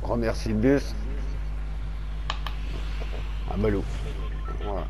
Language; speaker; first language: French; native; French